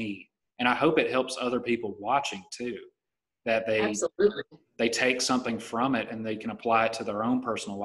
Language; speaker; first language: English; native; English